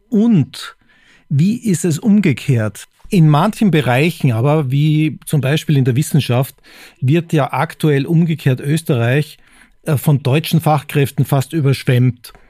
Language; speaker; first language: German; native; German